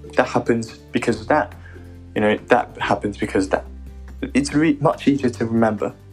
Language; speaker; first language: English; non-native, fluent; Japanese